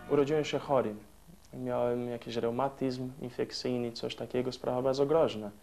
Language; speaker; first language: Polish; non-native, fluent; Portuguese